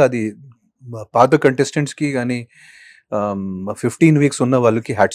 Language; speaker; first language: Telugu; non-native, fluent; Hindi